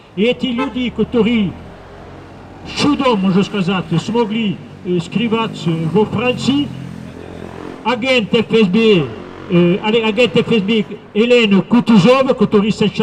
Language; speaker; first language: Russian; non-native, fluent; French